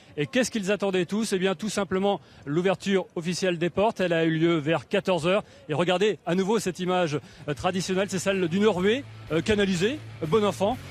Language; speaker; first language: French; native; French